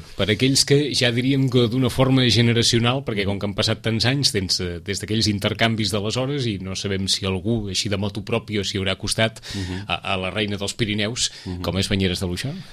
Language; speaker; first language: Catalan; native; Catalan